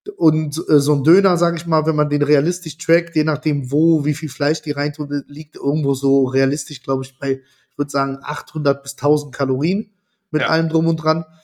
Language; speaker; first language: German; early bilingual, other home language; Italian